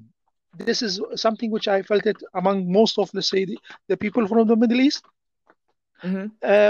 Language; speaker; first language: English; non-native, fluent; Arabic